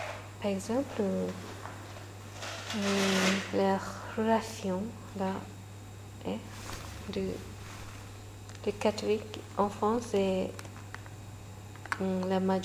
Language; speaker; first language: French; non-native, learner; Japanese